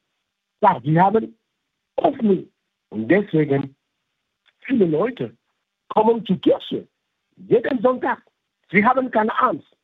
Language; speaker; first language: German; non-native, fluent; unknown